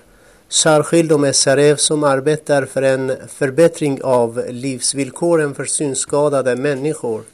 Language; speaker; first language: Swedish; non-native, fluent; Kurdish